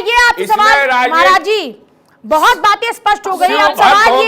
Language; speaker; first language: Hindi; native; Hindi